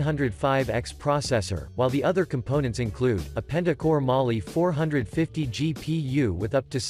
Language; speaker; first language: English; non-native, fluent; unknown